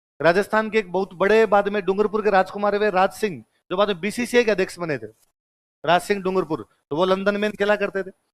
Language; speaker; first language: Hindi; native; Hindi